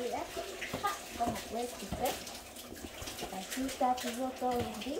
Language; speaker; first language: Spanish; non-native, local second language; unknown